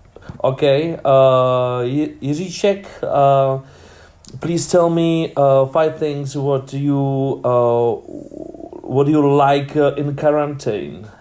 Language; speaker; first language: English; non-native, learner; Czech